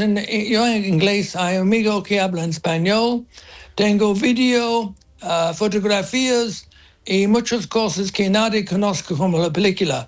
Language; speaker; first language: Spanish; non-native, learner; English